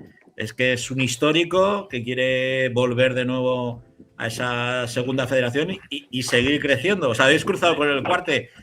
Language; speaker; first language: Spanish; native; Spanish